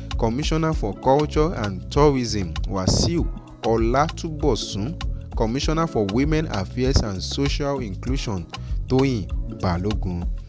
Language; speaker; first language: Nigerian Pidgin; non-native, local second language; Yoruba